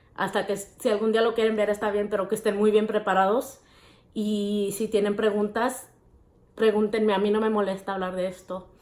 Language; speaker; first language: Spanish; early bilingual, heritage; Spanish